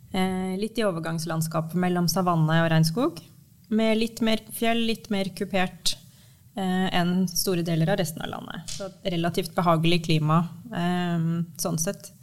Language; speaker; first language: Norwegian; native; Norwegian